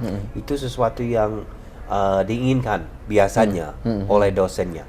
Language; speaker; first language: Indonesian; non-native, fluent; English